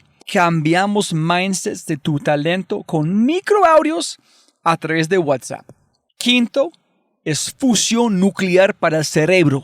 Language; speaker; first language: Spanish; non-native, fluent; English